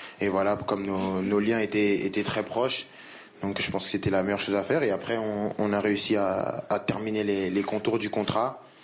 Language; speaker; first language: French; native; French